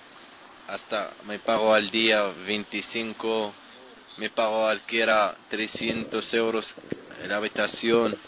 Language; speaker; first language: Spanish; non-native, learner; Arabic